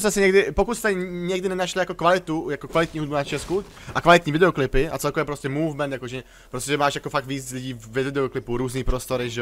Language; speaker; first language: Czech; native; Czech